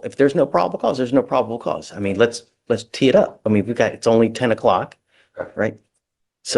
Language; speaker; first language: English; native; English